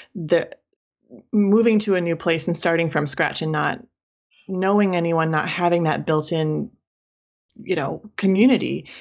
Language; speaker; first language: English; native; English